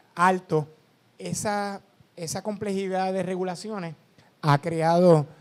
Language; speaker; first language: Spanish; native; Spanish